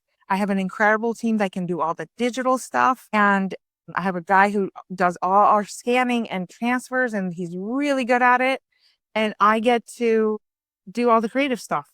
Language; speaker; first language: English; early bilingual, other home language; Persian